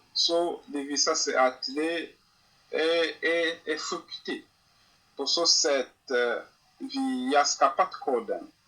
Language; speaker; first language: Swedish; non-native, learner; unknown